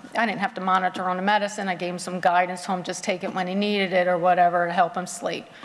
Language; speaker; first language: English; native; English